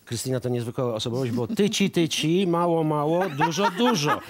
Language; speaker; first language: Polish; native; Polish